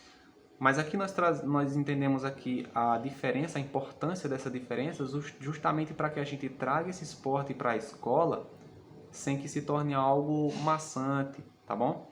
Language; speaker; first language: Portuguese; native; Portuguese